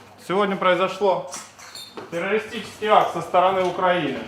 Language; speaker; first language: Russian; native; Russian